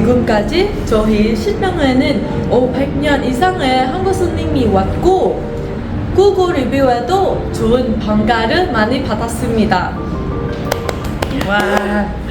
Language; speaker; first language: Korean; non-native, learner; Vietnamese